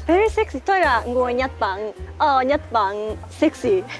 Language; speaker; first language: Vietnamese; non-native, learner; Japanese